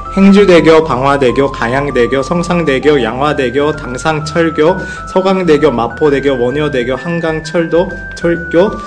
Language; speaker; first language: Korean; non-native, fluent; Japanese